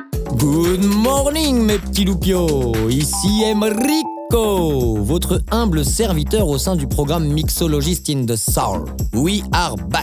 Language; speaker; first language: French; native; French